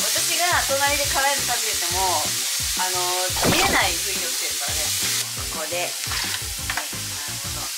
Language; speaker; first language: Japanese; native; Japanese